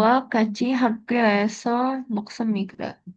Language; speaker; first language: Korean; non-native, learner; Indonesian